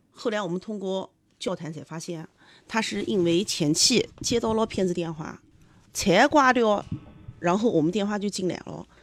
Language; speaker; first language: Chinese; native; Chinese